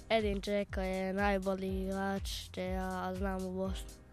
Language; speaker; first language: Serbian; early bilingual, heritage; Bosnian